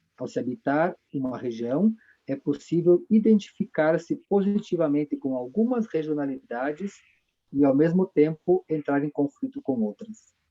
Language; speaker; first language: Portuguese; native; Portuguese